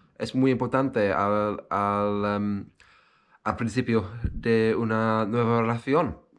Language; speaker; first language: Spanish; non-native, learner; English